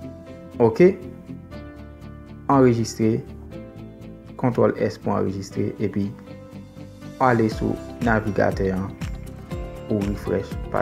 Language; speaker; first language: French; non-native, local second language; Haitian Creole